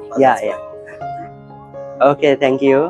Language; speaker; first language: English; non-native, fluent; Bangla